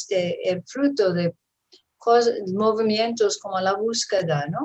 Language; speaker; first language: Spanish; non-native, fluent; English